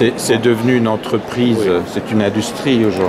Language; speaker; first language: French; native; French